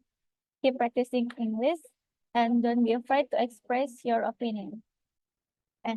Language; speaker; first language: English; non-native, fluent; Indonesian